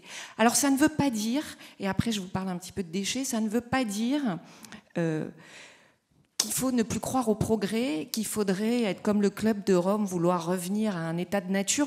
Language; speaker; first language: French; native; French